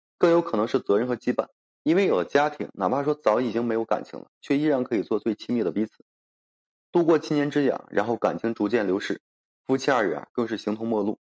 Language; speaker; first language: Chinese; native; Chinese